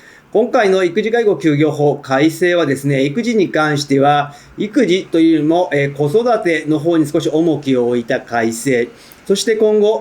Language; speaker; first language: Japanese; native; Japanese